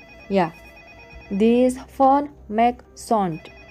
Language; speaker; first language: English; non-native, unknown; Indonesian